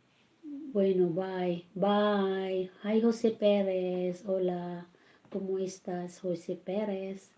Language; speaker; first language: Spanish; non-native, learner; Filipino